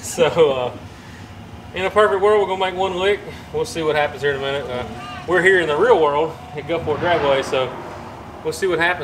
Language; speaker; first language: English; native; English